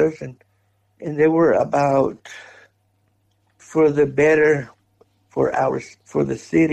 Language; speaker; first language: English; native; English